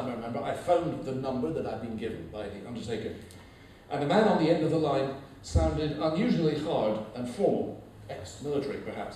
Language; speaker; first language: English; native; English